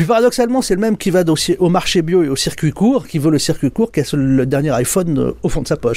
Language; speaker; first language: French; native; French